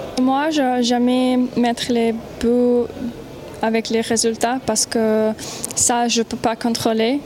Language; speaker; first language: French; non-native, learner; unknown